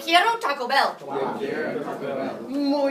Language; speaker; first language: Spanish; non-native, fluent; English